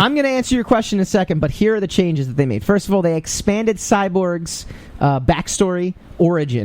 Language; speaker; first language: English; native; English